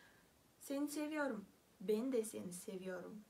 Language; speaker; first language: Turkish; non-native, fluent; Kazakh